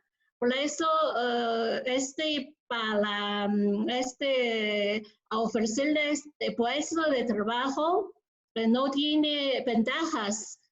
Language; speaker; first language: Spanish; non-native, learner; Chinese